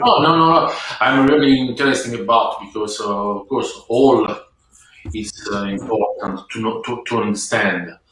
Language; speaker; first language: English; non-native, learner; Italian